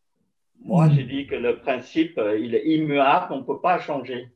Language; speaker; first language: French; non-native, fluent; Vietnamese